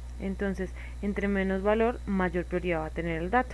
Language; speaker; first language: Spanish; native; Spanish